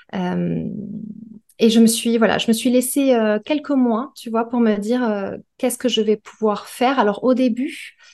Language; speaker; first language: French; native; French